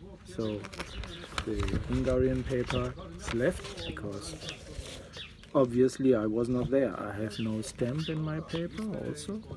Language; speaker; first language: English; non-native, fluent; German